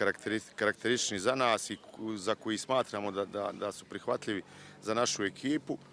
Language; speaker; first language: Bosnian; native; Bosnian